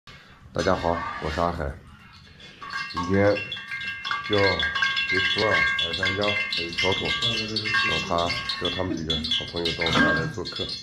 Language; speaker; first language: Chinese; non-native, local second language; Kazakh